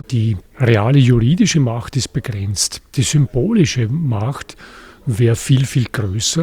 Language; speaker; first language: German; native; German